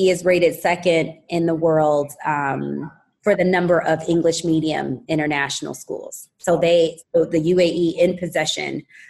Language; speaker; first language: English; native; English